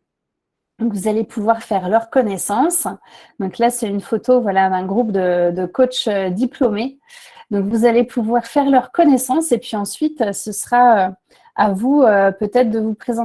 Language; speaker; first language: French; native; French